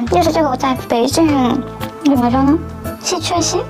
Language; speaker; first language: Chinese; non-native, learner; Korean